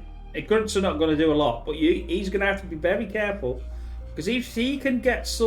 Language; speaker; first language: English; native; English